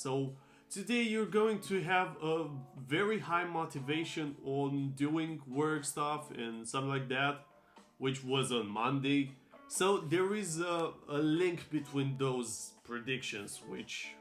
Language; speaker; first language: English; non-native, fluent; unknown